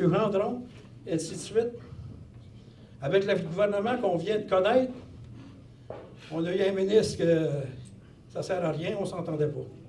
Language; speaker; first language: French; native; French